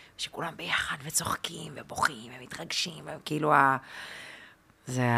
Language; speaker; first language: Hebrew; early bilingual, other home language; Russian